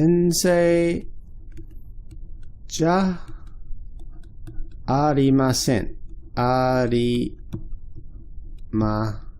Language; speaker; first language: Japanese; non-native, fluent; English